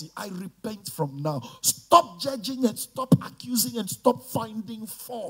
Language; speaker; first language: English; non-native, local second language; Ga